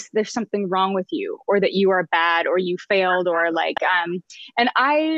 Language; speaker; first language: English; native; English